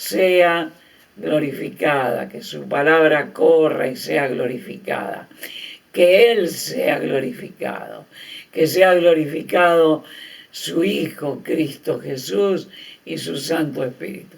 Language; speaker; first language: Spanish; native; Spanish